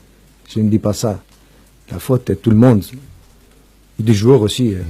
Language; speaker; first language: French; non-native, fluent; Portuguese